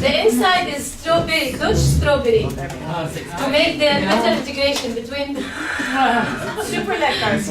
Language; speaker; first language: English; non-native, learner; Arabic